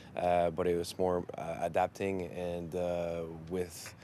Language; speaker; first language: English; non-native, fluent; French